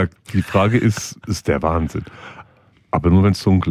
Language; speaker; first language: German; native; German